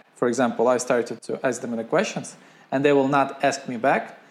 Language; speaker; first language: English; non-native, fluent; Ukrainian